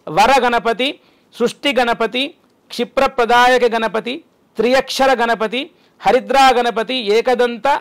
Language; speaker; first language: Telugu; native; Telugu